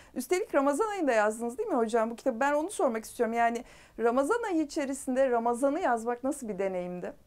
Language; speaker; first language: Turkish; native; Turkish